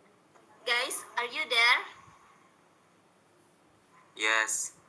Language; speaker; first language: English; non-native, learner; Indonesian